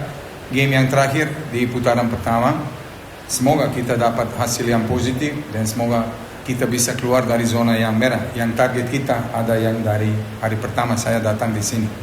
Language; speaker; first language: Indonesian; non-native, fluent; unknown